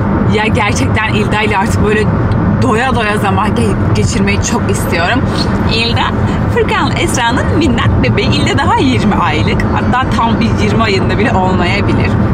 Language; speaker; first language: Turkish; native; Turkish